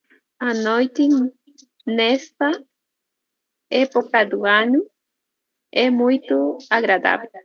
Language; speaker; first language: Portuguese; non-native, learner; Spanish